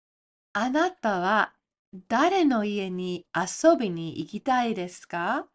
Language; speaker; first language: Japanese; non-native, fluent; English